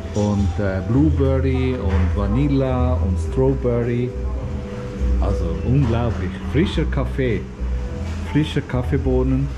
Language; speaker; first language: German; native; German